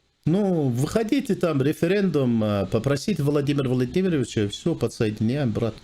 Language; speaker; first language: Russian; non-native, fluent; Armenian